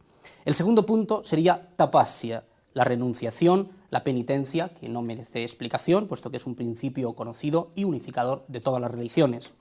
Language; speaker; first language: Spanish; native; Spanish